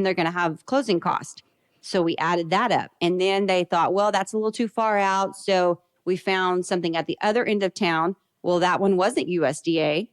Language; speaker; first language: English; native; English